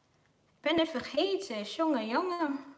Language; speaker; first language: Dutch; non-native, learner; Swahili